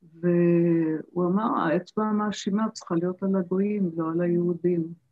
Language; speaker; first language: Hebrew; early bilingual, other home language; German